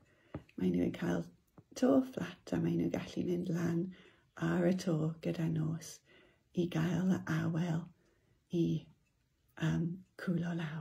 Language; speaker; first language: Welsh; non-native, local second language; English